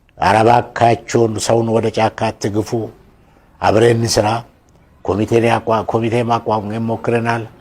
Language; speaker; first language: Amharic; non-native, local second language; Oromo